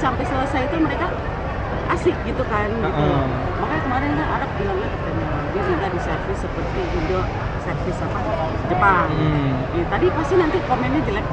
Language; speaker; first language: Indonesian; native; Indonesian